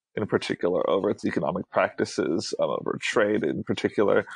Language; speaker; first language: English; early bilingual, other home language; Hindi